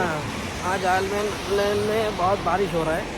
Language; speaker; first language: Hindi; non-native, local second language; Bangla